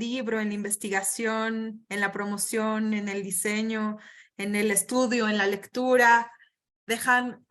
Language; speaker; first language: Spanish; native; Spanish